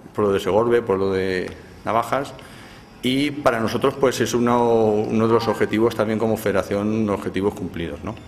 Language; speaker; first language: Spanish; native; Spanish